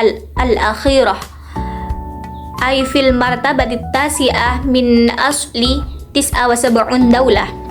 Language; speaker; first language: Arabic; non-native, learner; Indonesian